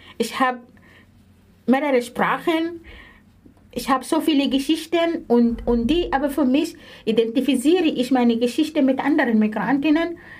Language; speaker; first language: German; non-native, fluent; Arabic